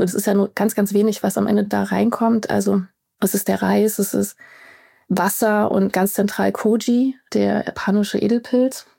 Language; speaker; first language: German; native; German